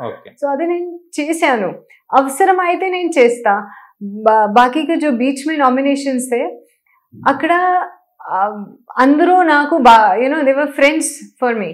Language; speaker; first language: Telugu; non-native, learner; Hindi